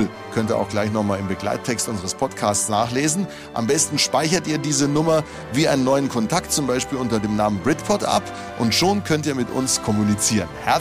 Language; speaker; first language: German; native; German